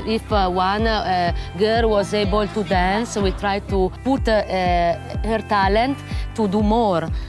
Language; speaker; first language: English; non-native, fluent; Italian